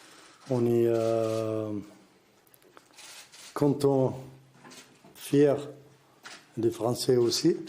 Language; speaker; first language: French; non-native, learner; Arabic